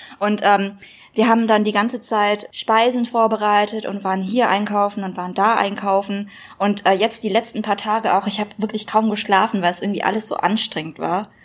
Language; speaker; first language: German; early bilingual, other home language; Vietnamese